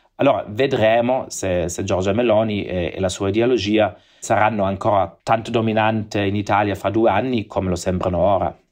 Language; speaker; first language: Italian; non-native, fluent; German